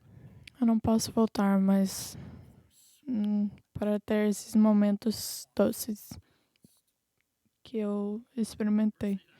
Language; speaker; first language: Portuguese; non-native, fluent; English